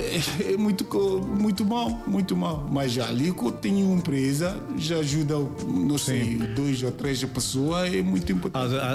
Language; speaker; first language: Portuguese; non-native, learner; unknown